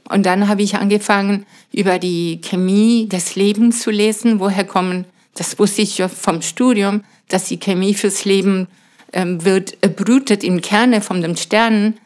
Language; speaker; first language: German; non-native, fluent; Spanish